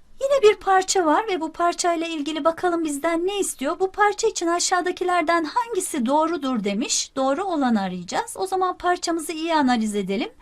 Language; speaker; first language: Turkish; native; Turkish